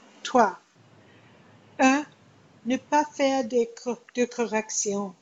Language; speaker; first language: French; non-native, learner; English